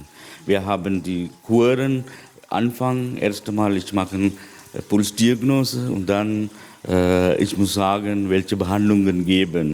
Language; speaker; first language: German; non-native, learner; Sinhala